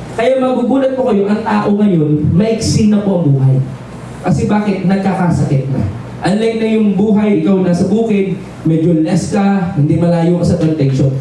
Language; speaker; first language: Filipino; native; Filipino